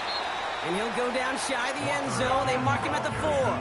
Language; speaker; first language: English; native; English